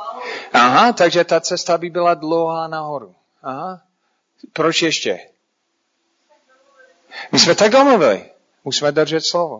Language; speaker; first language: Czech; non-native, fluent; English